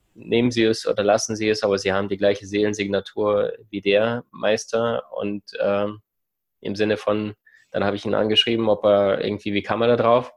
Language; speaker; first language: German; early bilingual, other home language; Russian